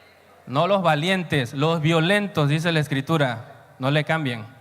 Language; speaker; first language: Spanish; native; Spanish